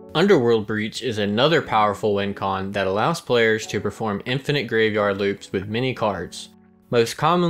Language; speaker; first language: English; native; English